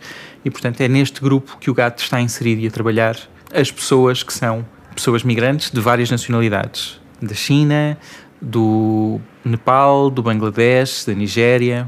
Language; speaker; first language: Portuguese; native; Portuguese